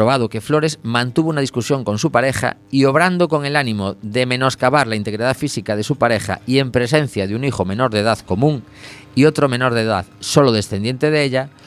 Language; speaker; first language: Spanish; non-native, local second language; Galician